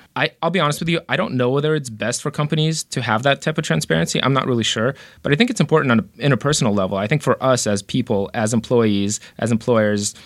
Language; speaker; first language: English; early bilingual, other home language; Romanian